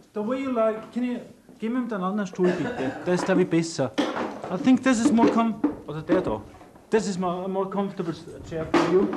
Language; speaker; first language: English; non-native, fluent; German